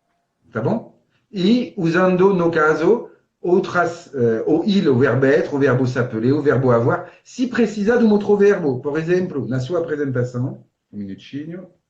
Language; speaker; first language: Portuguese; non-native, fluent; French